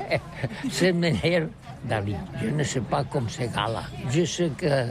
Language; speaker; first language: French; non-native, learner; Catalan